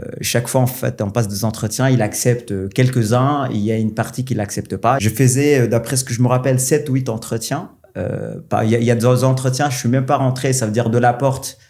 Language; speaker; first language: French; non-native, local second language; Arabic